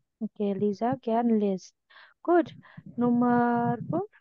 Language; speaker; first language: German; non-native, fluent; Indonesian